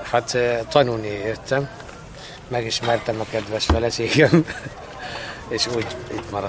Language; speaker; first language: Hungarian; non-native, fluent; Arabic